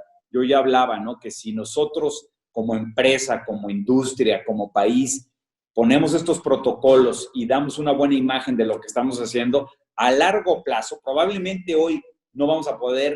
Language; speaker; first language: Spanish; native; Spanish